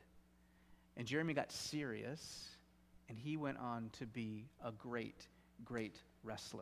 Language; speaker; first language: English; native; English